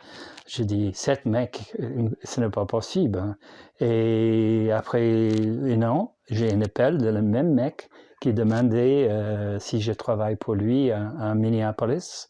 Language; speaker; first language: French; non-native, learner; English